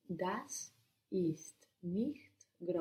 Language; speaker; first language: German; non-native, learner; English